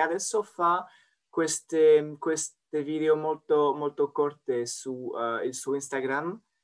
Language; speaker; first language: Italian; non-native, fluent; French